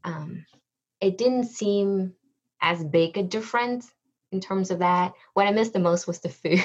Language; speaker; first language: English; early bilingual, other home language; Vietnamese